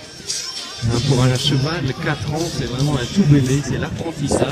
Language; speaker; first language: French; native; French